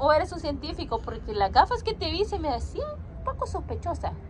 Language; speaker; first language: Spanish; native; Spanish